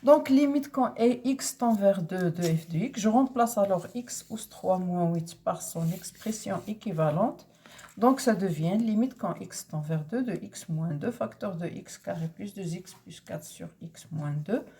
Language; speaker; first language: French; non-native, local second language; Arabic